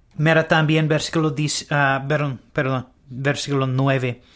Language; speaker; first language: Spanish; non-native, learner; English